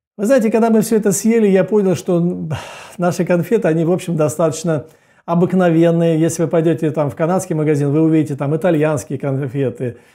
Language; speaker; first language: Russian; native; Russian